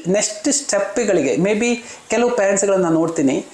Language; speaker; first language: Kannada; non-native, local second language; Malayalam